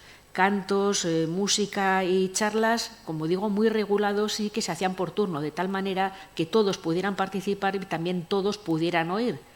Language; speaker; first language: Spanish; native; Spanish